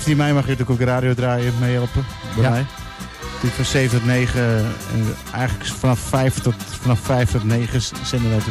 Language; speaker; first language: Dutch; native; Dutch